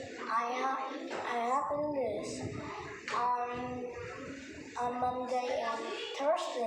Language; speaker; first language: English; non-native, learner; Vietnamese